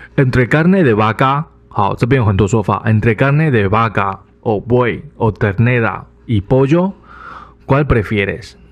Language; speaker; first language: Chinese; early bilingual, heritage; Chinese